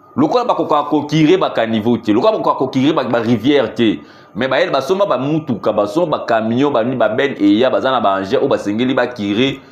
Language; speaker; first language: Lingala; native; Lingala